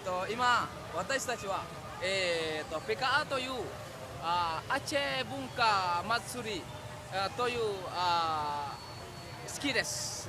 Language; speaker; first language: Japanese; non-native, learner; Indonesian